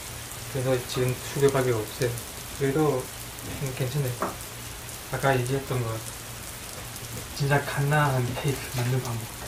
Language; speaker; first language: Korean; non-native, learner; Chinese